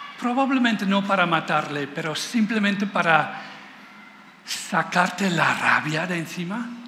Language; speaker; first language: Spanish; non-native, fluent; Dutch